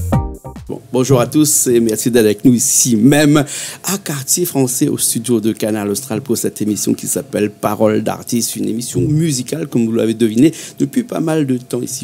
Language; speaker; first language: French; non-native, local second language; Réunion Creole French